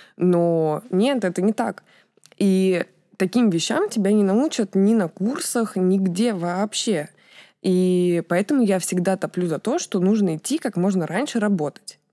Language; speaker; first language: Russian; native; Russian